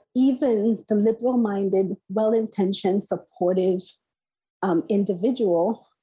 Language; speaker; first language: English; non-native, local second language; Igbo